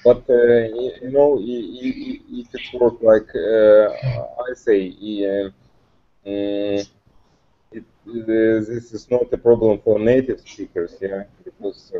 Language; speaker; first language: English; non-native, learner; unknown